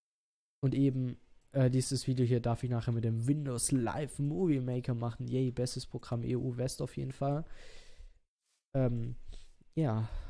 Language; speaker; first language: German; native; German